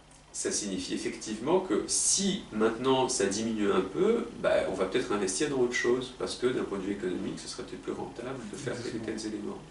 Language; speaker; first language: French; native; French